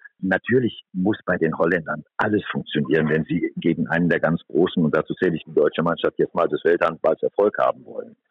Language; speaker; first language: German; native; German